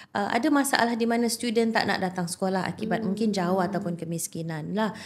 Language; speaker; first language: Malay; native; Malay